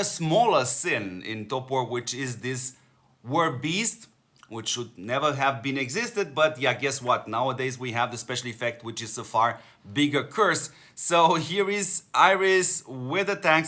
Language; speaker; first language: English; non-native, fluent; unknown